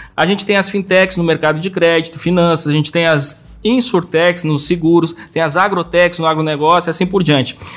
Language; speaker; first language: Portuguese; native; Portuguese